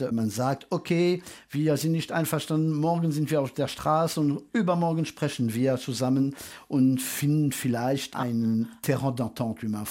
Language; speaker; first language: German; non-native, fluent; French